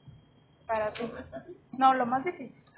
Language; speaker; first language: Spanish; native; Spanish